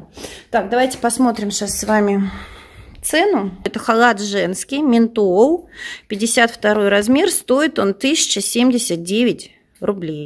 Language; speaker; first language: Russian; native; Russian